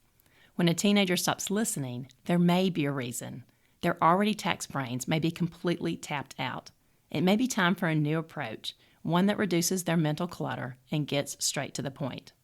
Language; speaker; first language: English; native; English